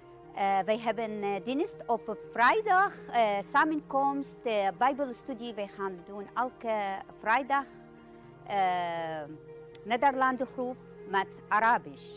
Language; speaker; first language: Dutch; non-native, learner; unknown